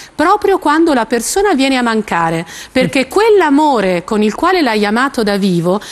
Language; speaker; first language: Italian; native; Italian